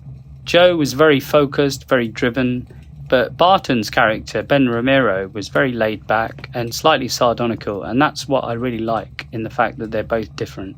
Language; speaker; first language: English; native; English